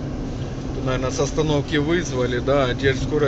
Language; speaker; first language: Russian; native; Russian